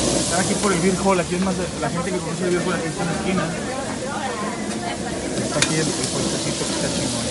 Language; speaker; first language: Spanish; native; Spanish